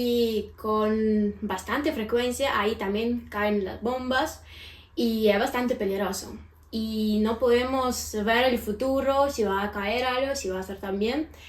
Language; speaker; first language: Spanish; non-native, fluent; Ukrainian